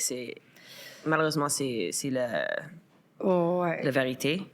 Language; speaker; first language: French; non-native, local second language; English